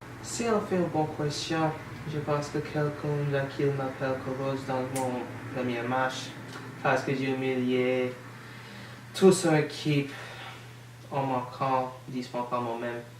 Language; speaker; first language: French; non-native, learner; English